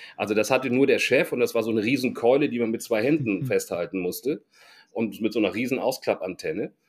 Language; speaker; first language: German; native; German